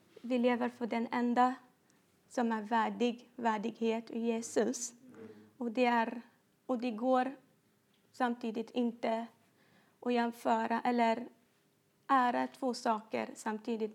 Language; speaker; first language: Swedish; non-native, fluent; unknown